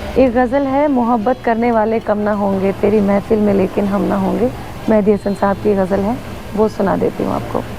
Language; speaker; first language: Hindi; native; Hindi